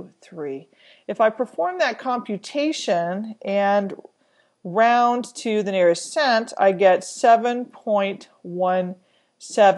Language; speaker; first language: English; native; English